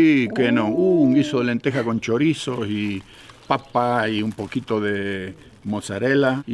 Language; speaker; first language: Spanish; native; Spanish